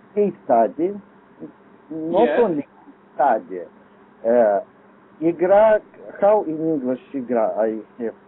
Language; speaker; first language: English; non-native, learner; Lithuanian